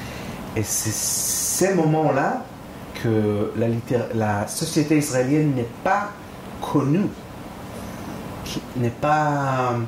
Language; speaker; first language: French; non-native, fluent; Hebrew